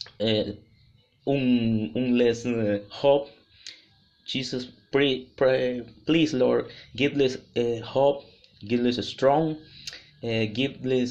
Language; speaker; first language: English; non-native, learner; Spanish